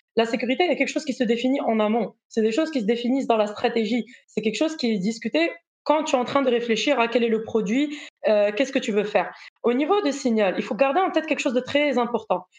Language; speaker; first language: French; non-native, local second language; Arabic